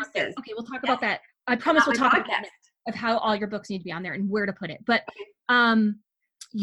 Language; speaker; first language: English; native; English